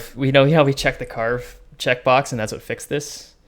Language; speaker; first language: English; native; English